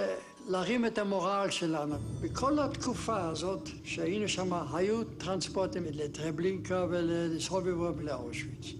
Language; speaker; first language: Hebrew; non-native, fluent; German